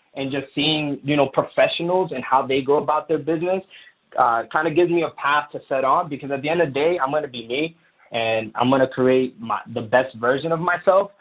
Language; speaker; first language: English; non-native, fluent; Spanish